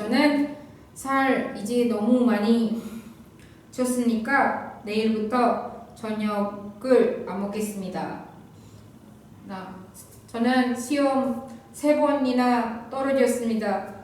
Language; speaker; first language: Korean; non-native, fluent; Indonesian